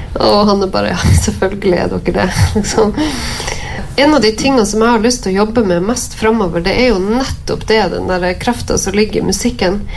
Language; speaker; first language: Norwegian; native; Norwegian